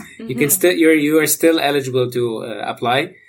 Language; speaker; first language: English; non-native, fluent; Arabic